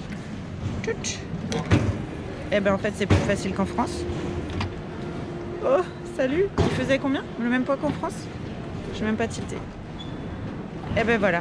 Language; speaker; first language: French; native; French